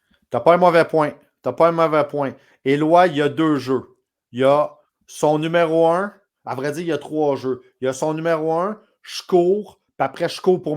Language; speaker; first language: French; native; French